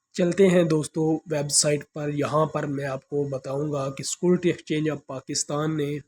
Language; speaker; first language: Urdu; non-native, local second language; Punjabi